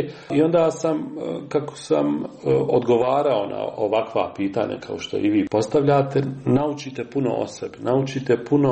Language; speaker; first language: Serbian; native; Serbian